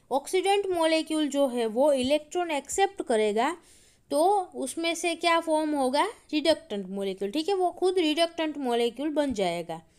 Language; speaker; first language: Hindi; non-native, local second language; Gujarati